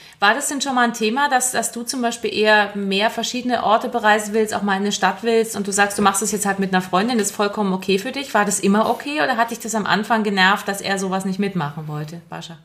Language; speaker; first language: German; native; German